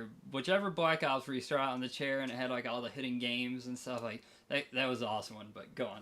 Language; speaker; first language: English; native; English